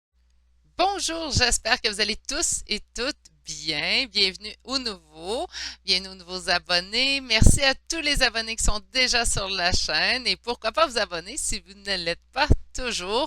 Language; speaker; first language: French; native; French